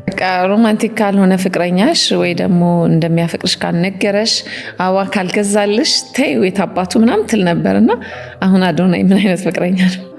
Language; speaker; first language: Amharic; native; Amharic